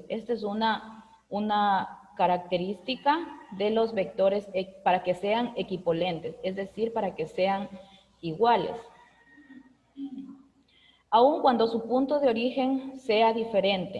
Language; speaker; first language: Spanish; native; Spanish